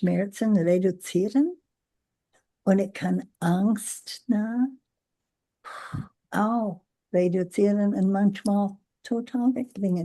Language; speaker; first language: German; non-native, learner; English